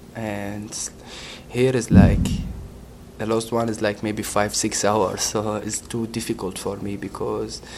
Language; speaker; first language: English; non-native, learner; Arabic